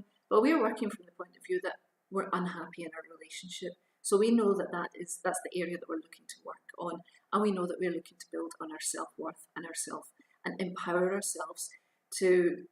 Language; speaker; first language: English; native; English